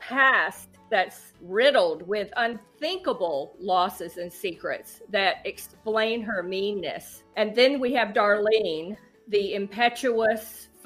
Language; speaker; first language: English; native; English